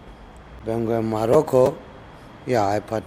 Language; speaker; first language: Spanish; non-native, learner; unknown